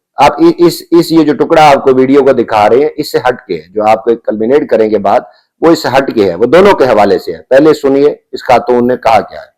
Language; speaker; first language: Urdu; non-native, local second language; Punjabi